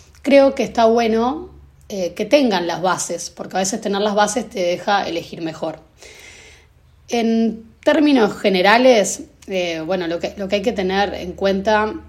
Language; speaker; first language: Spanish; native; Spanish